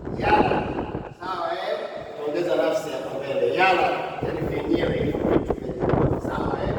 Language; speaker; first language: Swahili; native; Swahili